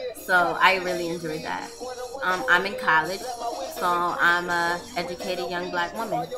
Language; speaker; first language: English; native; English